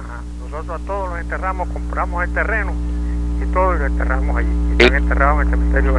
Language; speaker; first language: Spanish; native; Spanish